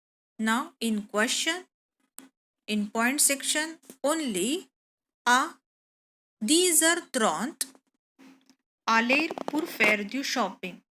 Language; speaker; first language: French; non-native, learner; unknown